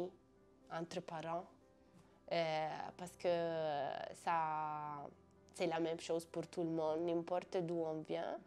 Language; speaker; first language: French; non-native, fluent; Italian